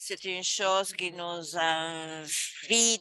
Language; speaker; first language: French; non-native, fluent; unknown